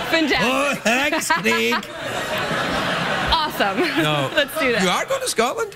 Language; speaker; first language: English; non-native, fluent; Spanish